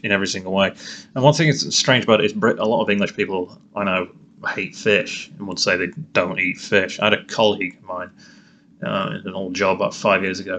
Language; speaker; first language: English; native; English